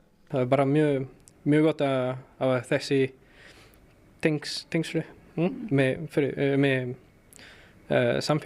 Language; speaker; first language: Icelandic; non-native, learner; French